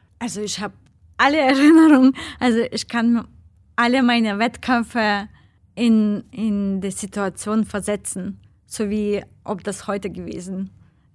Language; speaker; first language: German; non-native, fluent; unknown